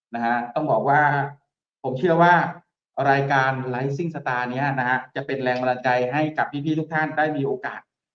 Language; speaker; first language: Thai; native; Thai